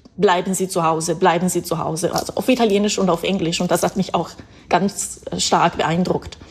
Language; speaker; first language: German; non-native, fluent; Italian